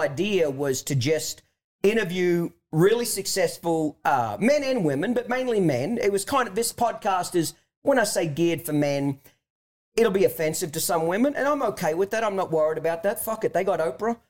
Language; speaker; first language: English; native; English